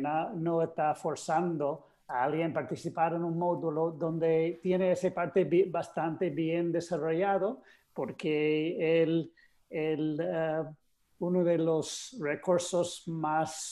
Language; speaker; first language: Spanish; non-native, fluent; English